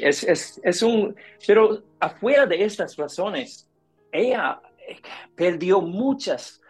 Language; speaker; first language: Spanish; non-native, learner; English